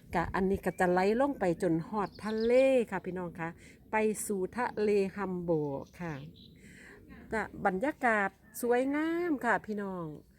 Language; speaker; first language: Thai; non-native, local second language; Northeastern Thai